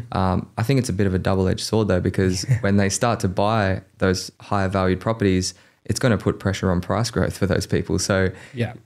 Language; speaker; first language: English; native; English